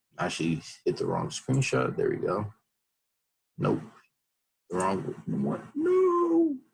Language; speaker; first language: English; native; English